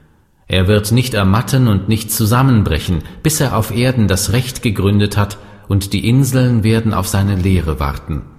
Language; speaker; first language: German; native; German